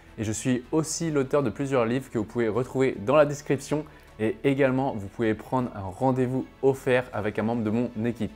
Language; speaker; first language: French; native; French